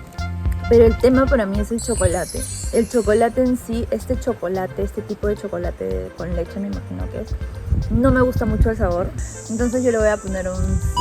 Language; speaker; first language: Spanish; native; Spanish